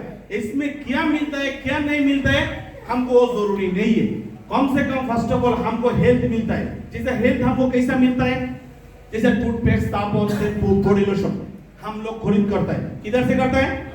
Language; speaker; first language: Hindi; non-native, local second language; Bangla